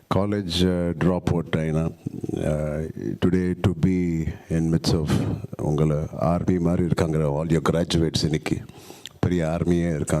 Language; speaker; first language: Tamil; non-native, local second language; Telugu